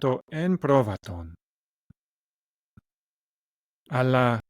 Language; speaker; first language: Greek; non-native, learner; English